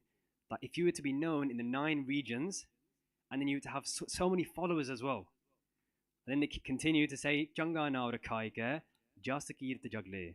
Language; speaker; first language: English; non-native, local second language; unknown